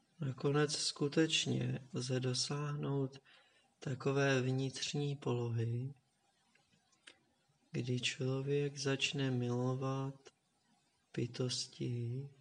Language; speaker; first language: Czech; native; Czech